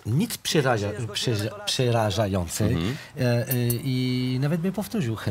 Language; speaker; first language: Polish; non-native, fluent; French